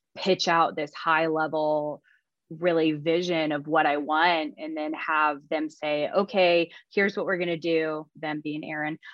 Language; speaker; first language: English; native; English